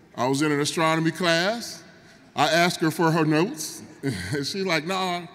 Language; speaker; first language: English; native; English